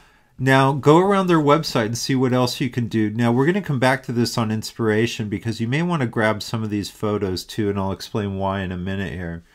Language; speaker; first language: English; native; English